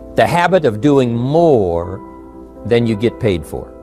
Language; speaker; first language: English; native; English